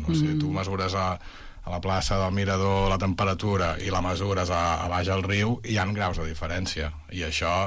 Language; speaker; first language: Catalan; native; Catalan